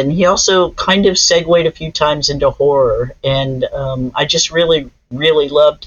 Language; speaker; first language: English; native; English